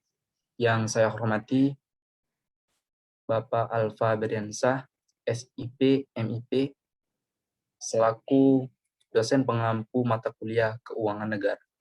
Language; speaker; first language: Indonesian; native; Indonesian